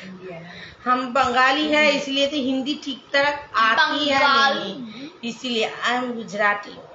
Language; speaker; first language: Hindi; non-native, local second language; Bangla